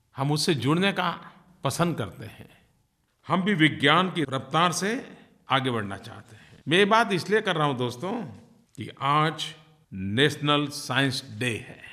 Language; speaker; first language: Hindi; non-native, local second language; Gujarati